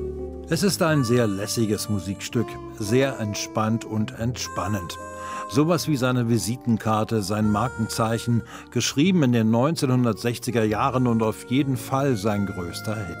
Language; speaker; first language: German; native; German